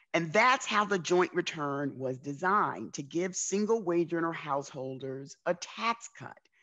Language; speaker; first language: English; native; English